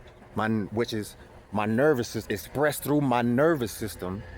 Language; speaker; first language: English; native; English